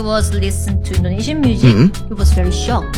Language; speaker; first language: English; non-native, learner; Korean